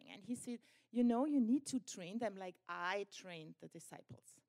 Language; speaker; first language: English; non-native, fluent; German